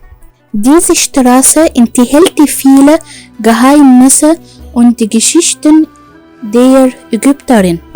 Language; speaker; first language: German; non-native, learner; Arabic